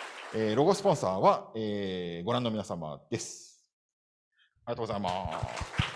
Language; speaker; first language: Japanese; native; Japanese